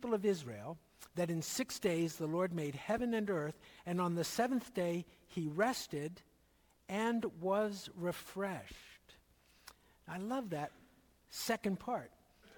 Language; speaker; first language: English; native; English